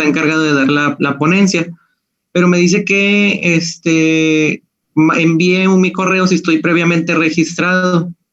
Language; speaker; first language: Spanish; native; Spanish